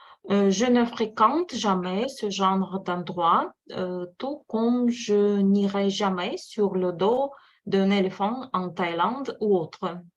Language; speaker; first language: French; non-native, fluent; Russian